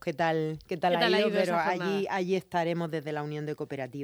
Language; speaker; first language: Spanish; native; Spanish